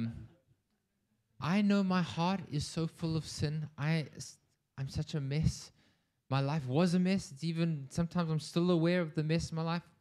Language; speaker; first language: English; native; English